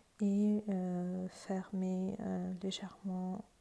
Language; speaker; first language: French; non-native, fluent; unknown